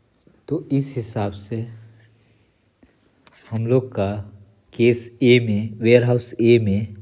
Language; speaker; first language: Hindi; native; Hindi